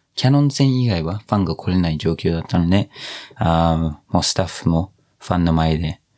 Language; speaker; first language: Japanese; non-native, fluent; English